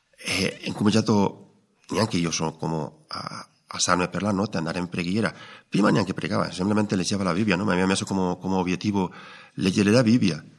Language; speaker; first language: Italian; non-native, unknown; Spanish